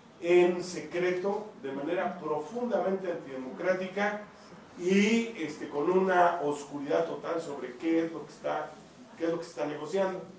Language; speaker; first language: Spanish; native; Spanish